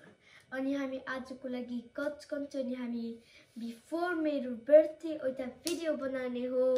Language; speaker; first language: Nepali; early bilingual, heritage; Nepali